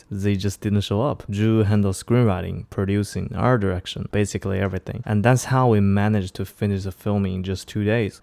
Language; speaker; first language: English; non-native, fluent; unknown